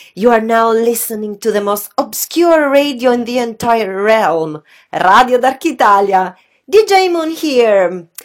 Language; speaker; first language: English; non-native, fluent; Italian